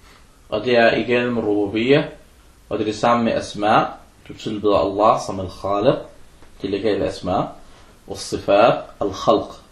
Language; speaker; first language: Danish; early bilingual, other home language; Arabic